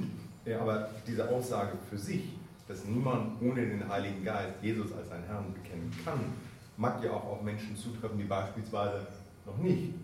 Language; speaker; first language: German; native; German